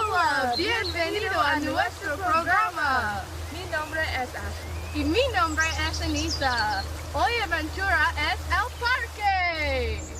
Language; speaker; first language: Spanish; non-native, learner; English